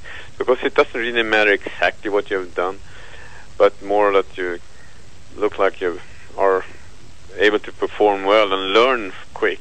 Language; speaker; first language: English; non-native, fluent; Swedish